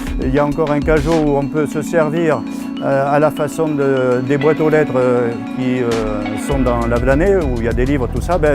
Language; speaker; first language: French; native; French